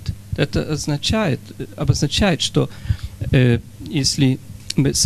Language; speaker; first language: Russian; non-native, fluent; Polish